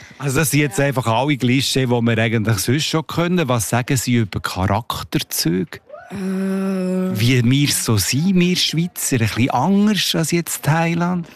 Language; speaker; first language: German; native; German